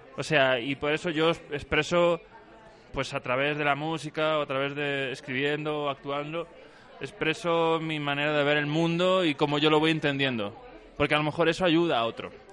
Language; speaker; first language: Spanish; native; Spanish